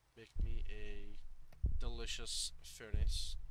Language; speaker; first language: English; native; English